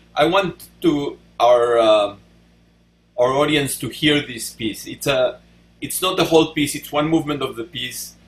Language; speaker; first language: English; non-native, fluent; Spanish